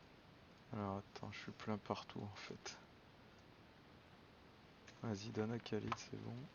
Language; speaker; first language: French; native; French